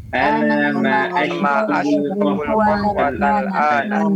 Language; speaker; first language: Arabic; non-native, learner; Indonesian